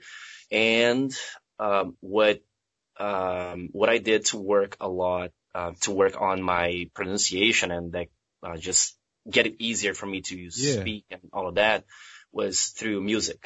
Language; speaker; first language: English; non-native, fluent; Portuguese